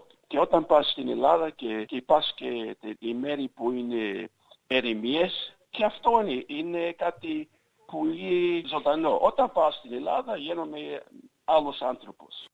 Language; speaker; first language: Greek; early bilingual, heritage; English